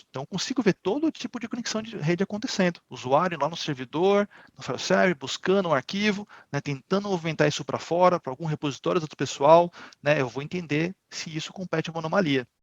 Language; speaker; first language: Portuguese; native; Portuguese